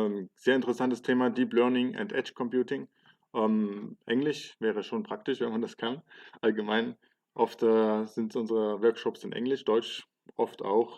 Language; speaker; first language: German; early bilingual, other home language; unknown